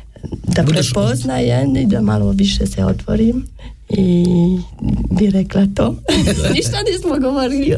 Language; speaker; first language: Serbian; non-native, learner; French